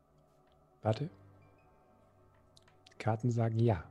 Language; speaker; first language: German; native; German